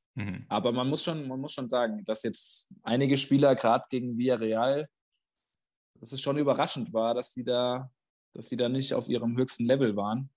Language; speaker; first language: German; native; German